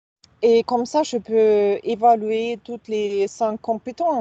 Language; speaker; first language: French; non-native, fluent; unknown